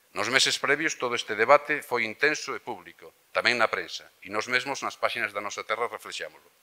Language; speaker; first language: Galician; native; Galician